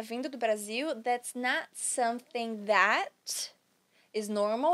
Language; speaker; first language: English; non-native, fluent; Portuguese